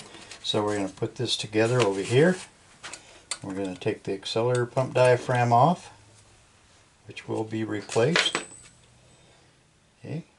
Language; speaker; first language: English; native; English